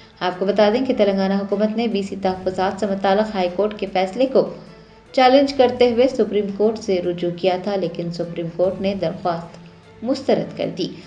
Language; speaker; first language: Urdu; native; Urdu